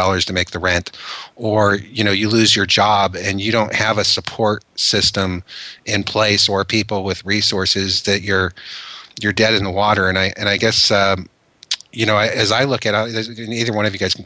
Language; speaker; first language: English; native; English